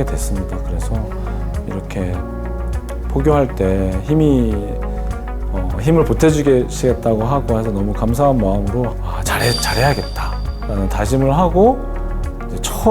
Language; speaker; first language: Korean; native; Korean